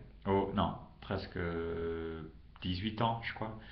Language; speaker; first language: French; non-native, fluent; English